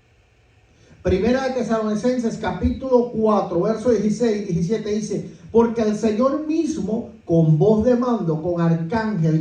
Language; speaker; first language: Spanish; native; Spanish